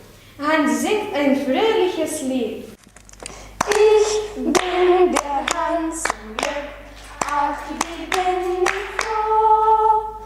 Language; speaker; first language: German; non-native, learner; Lithuanian